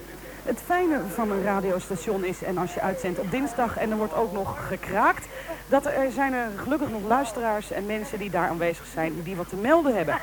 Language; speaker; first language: Dutch; native; Dutch